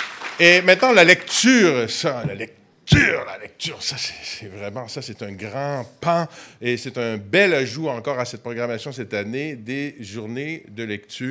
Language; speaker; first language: French; native; French